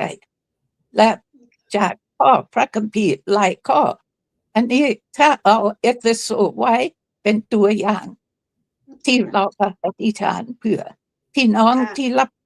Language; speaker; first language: Thai; non-native, fluent; English